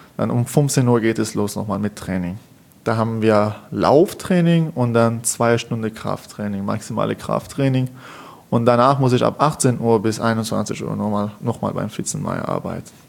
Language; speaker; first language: German; non-native, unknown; Persian